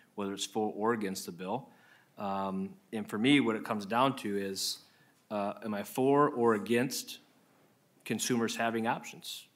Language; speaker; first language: English; native; English